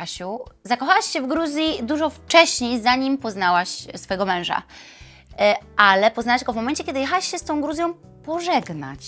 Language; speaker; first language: Polish; native; Polish